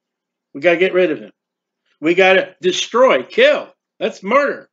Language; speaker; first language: English; native; English